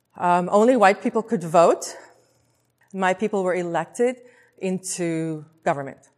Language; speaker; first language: English; non-native, local second language; Afrikaans